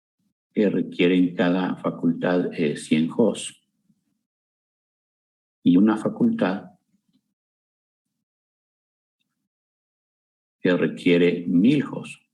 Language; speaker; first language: Spanish; native; Spanish